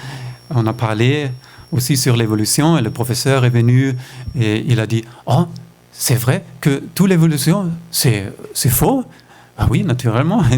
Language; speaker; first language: French; non-native, fluent; German